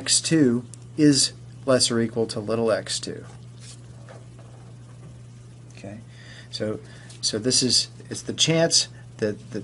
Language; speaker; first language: English; native; English